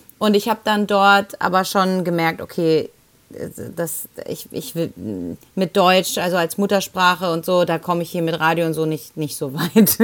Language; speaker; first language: German; early bilingual, other home language; Spanish